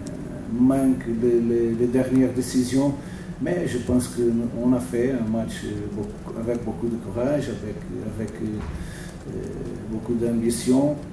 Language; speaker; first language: French; non-native, learner; Portuguese